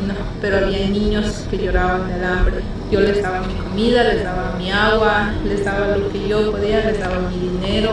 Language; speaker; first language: Spanish; native; Spanish